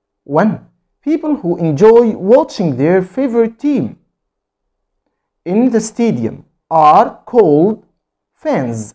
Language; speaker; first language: English; non-native, fluent; Arabic